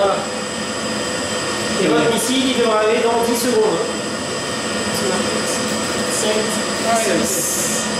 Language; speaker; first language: French; native; French